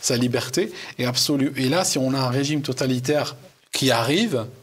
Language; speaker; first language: French; non-native, local second language; Arabic